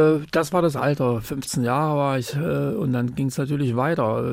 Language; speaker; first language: German; native; German